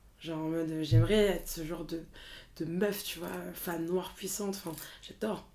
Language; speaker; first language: French; native; French